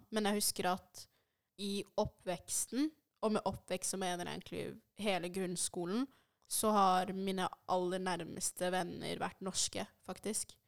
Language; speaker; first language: Norwegian; early bilingual, other home language; Swahili